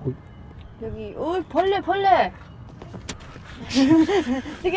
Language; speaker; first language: Korean; non-native, fluent; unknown